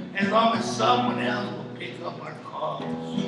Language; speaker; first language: English; native; English